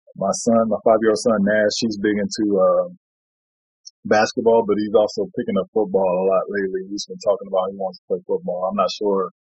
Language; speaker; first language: English; native; English